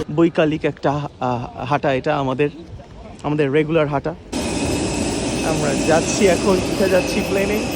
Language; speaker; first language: Bangla; native; Bangla